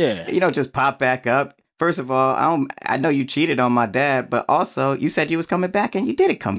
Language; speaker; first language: English; native; English